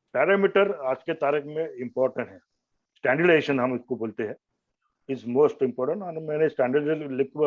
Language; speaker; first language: Hindi; non-native, local second language; Marathi